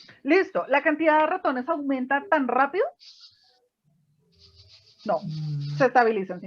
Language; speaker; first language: Spanish; native; Spanish